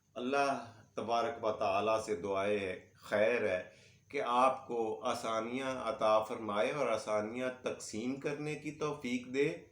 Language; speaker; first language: Urdu; non-native, local second language; Punjabi